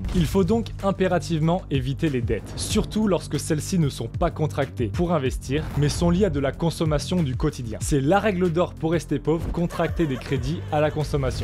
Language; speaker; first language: French; native; French